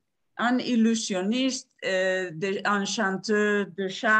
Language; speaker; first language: French; non-native, fluent; Spanish